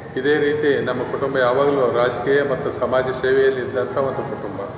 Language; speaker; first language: Kannada; native; Kannada